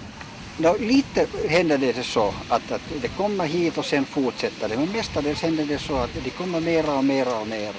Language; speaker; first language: Swedish; non-native, local second language; Finnish